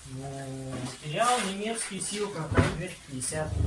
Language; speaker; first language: Russian; native; Russian